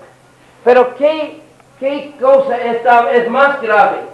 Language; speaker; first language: Portuguese; non-native, learner; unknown